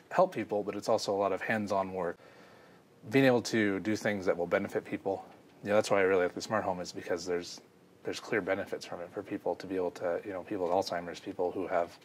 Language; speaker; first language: English; native; English